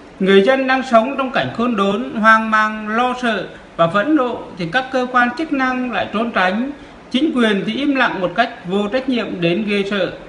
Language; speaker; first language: Vietnamese; native; Vietnamese